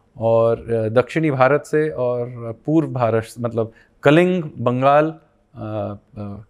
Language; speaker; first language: Hindi; non-native, local second language; Bangla